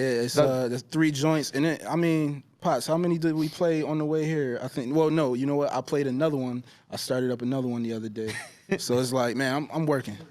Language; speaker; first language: English; native; English